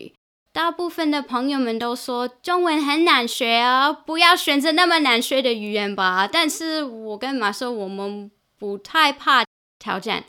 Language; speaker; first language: Chinese; non-native, fluent; English